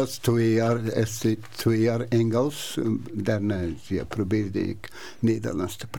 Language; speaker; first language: Dutch; non-native, learner; Persian